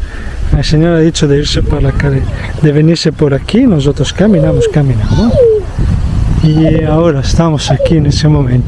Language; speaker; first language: Spanish; non-native, fluent; Italian